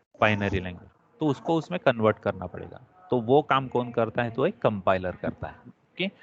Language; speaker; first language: Hindi; non-native, local second language; Marathi